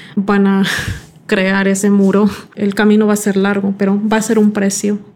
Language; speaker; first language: Spanish; early bilingual, heritage; Spanish